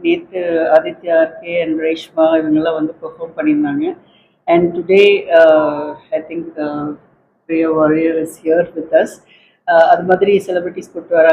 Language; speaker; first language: Tamil; native; Tamil